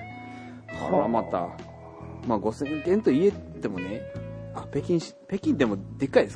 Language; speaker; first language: Japanese; native; Japanese